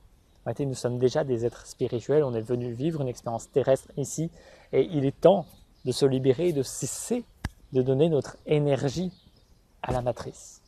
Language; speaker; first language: French; native; French